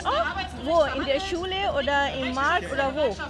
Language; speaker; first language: German; non-native, learner; Urdu